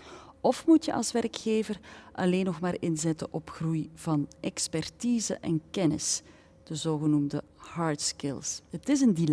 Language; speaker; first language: Dutch; native; Dutch